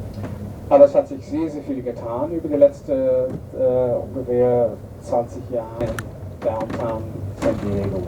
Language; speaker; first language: German; non-native, fluent; English